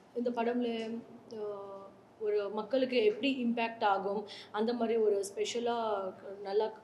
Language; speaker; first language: Tamil; non-native, learner; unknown